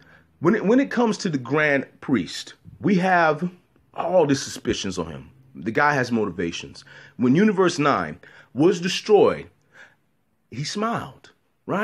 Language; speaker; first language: English; native; English